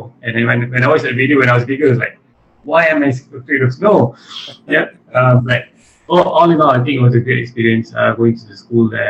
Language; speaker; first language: English; early bilingual, other home language; Malay